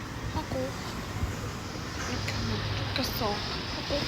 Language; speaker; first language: Korean; non-native, learner; Uzbek